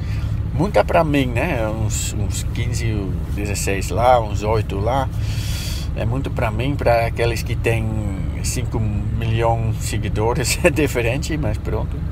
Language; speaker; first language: Portuguese; non-native, fluent; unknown